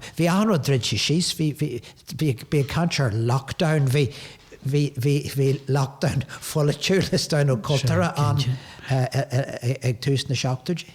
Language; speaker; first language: Irish; non-native, local second language; English